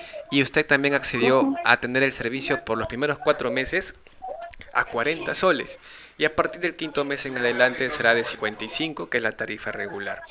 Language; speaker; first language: Spanish; native; Spanish